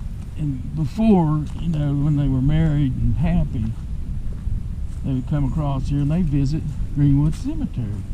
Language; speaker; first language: English; native; English